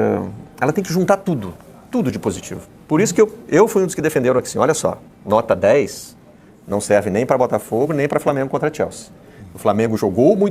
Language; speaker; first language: Portuguese; native; Portuguese